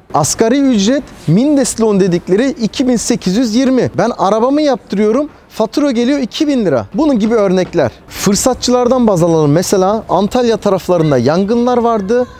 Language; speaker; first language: Turkish; early bilingual, heritage; Turkish